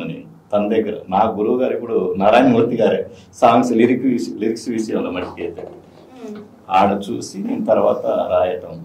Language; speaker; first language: Telugu; native; Telugu